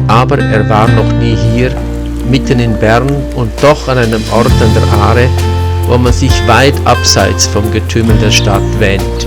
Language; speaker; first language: German; native; German